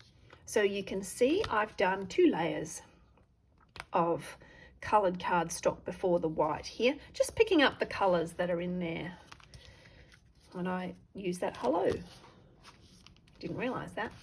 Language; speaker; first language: English; native; English